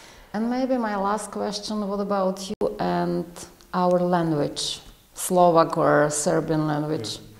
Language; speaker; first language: English; non-native, learner; Slovak